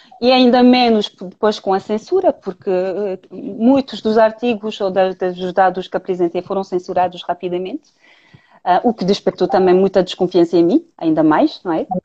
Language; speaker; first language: Portuguese; non-native, fluent; French